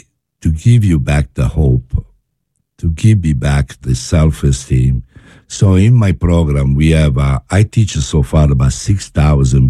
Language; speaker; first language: English; non-native, learner; Italian